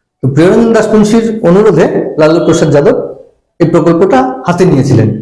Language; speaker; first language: Bangla; native; Bangla